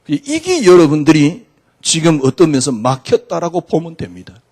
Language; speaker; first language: Korean; native; Korean